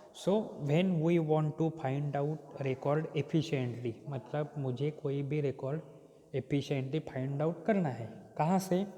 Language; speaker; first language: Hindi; non-native, local second language; Marathi